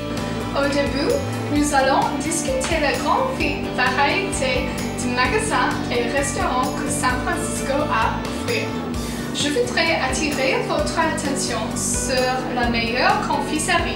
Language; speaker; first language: French; non-native, learner; English